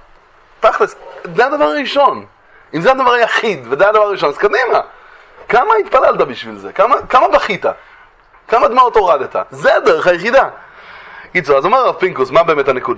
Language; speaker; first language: Hebrew; native; Hebrew